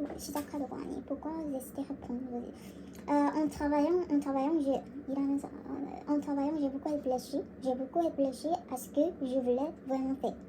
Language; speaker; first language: French; non-native, learner; Korean